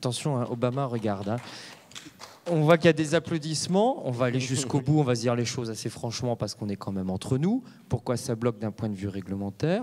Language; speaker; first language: French; native; French